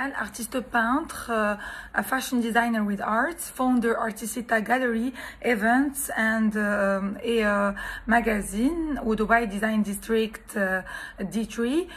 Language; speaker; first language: French; non-native, local second language; Arabic